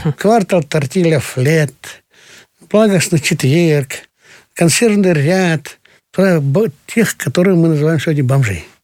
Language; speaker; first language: Russian; non-native, local second language; Kyrgyz